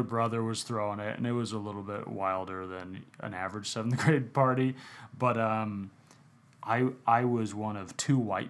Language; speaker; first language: English; native; English